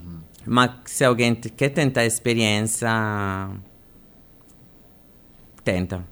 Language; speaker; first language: Portuguese; non-native, fluent; Italian